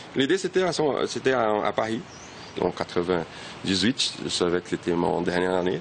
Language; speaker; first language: French; non-native, fluent; Portuguese